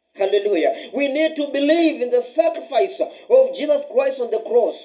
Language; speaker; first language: English; non-native, local second language; Swahili